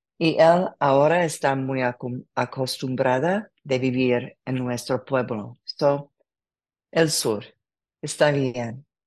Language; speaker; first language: Spanish; non-native, learner; English